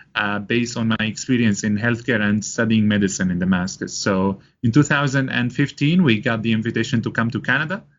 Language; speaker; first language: English; non-native, fluent; Arabic